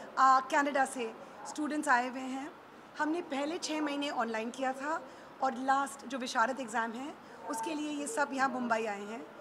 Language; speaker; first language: Hindi; native; Hindi